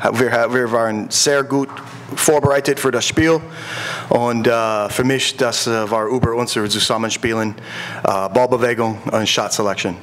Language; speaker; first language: German; non-native, learner; English